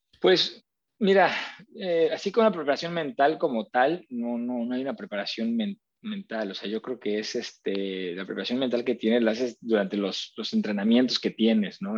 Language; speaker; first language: Spanish; native; Spanish